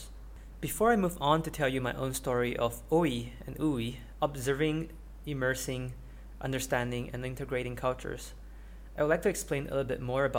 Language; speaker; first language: English; non-native, local second language; Chinese